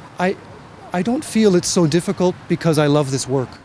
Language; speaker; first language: English; non-native, fluent; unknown